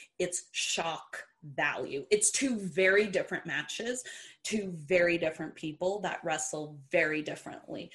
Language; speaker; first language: English; early bilingual, other home language; Portuguese